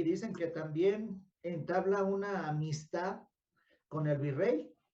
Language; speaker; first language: Spanish; native; Spanish